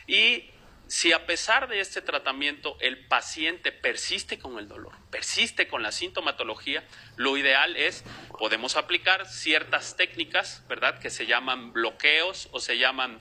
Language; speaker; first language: Spanish; native; Spanish